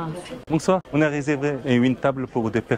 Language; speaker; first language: French; non-native, learner; Korean